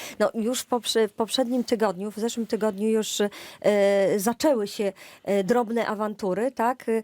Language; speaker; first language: Polish; native; Polish